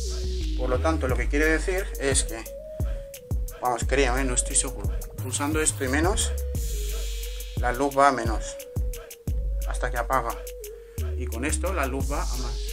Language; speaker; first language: Spanish; native; Spanish